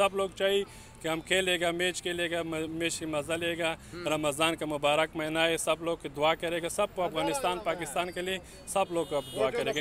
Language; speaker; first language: Hindi; non-native, learner; Pashto